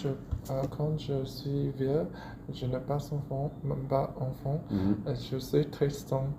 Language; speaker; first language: French; non-native, learner; Chinese